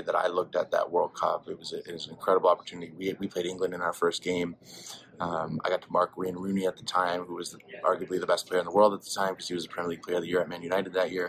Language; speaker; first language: English; native; English